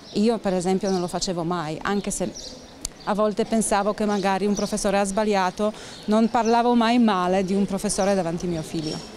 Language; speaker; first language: Italian; non-native, fluent; Polish